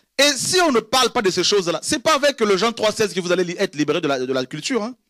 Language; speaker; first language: French; non-native, local second language; Lingala